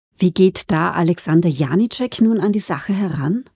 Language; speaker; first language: German; native; German